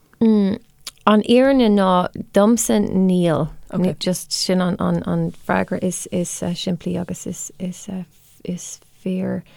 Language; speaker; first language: Irish; non-native, local second language; English